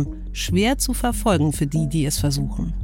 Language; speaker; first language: German; native; German